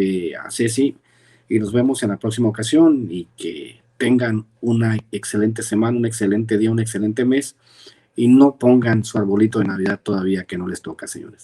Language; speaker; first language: Spanish; native; Spanish